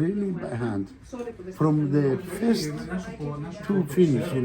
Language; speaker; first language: English; non-native, learner; Greek